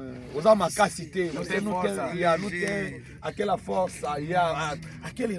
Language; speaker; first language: Portuguese; non-native, learner; Lingala